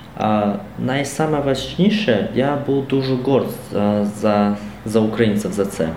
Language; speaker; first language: Ukrainian; non-native, learner; Tajik